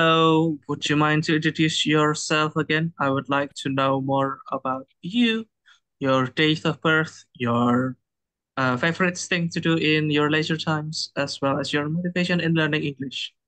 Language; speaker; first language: English; non-native, learner; Indonesian